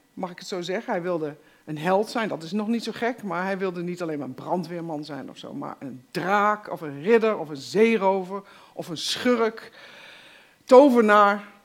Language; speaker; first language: Dutch; native; Dutch